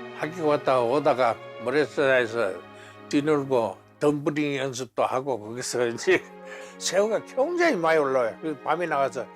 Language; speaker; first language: Korean; native; Korean